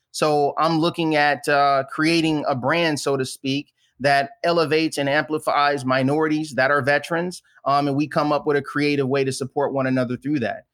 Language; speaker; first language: English; native; English